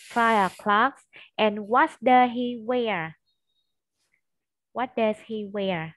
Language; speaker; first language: English; non-native, fluent; Vietnamese